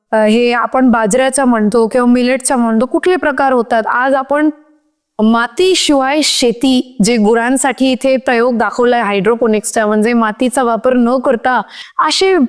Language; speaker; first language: Marathi; non-native, local second language; Hindi